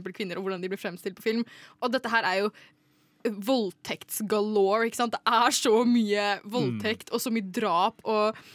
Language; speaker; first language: Norwegian; native; Norwegian